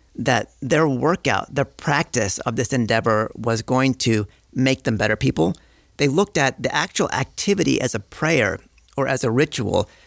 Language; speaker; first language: English; native; English